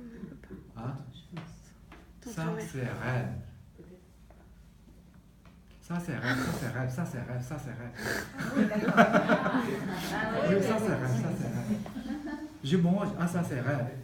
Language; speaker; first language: French; non-native, learner; Tibetan